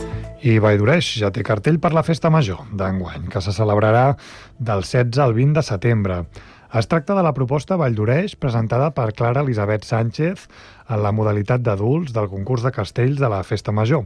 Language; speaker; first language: Catalan; native; Catalan